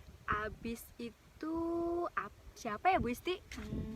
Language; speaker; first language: Indonesian; native; Indonesian